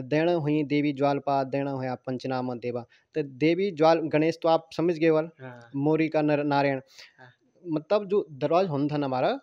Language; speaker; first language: Hindi; non-native, local second language; Garhwali